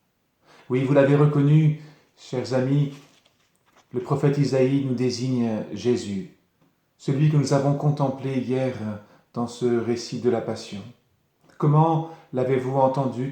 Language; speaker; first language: French; native; French